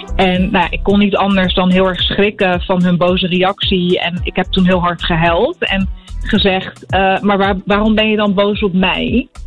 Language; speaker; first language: Dutch; early bilingual, other home language; Arabic